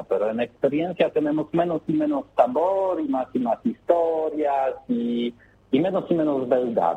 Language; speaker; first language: Spanish; non-native, learner; Polish